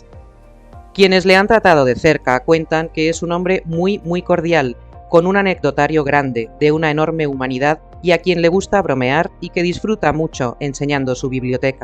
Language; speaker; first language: Spanish; native; Spanish